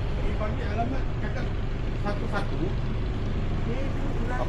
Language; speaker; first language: Malay; native; Malay